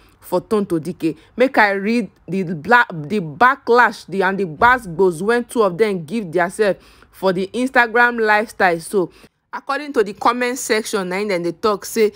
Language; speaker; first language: Nigerian Pidgin; native; Nigerian Pidgin